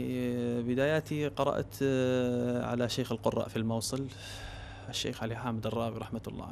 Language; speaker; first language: Arabic; native; Arabic